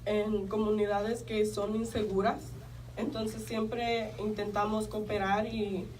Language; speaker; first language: Spanish; early bilingual, heritage; Spanish